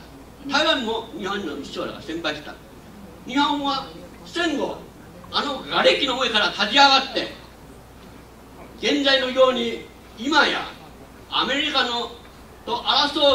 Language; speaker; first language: Japanese; non-native, local second language; Min Nan Chinese